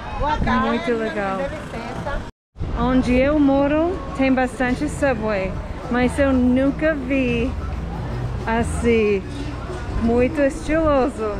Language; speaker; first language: Portuguese; non-native, fluent; English